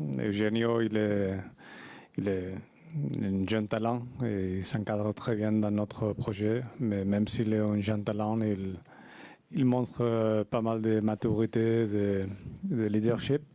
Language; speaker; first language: French; non-native, fluent; Spanish